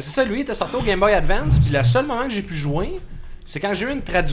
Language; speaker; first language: French; native; French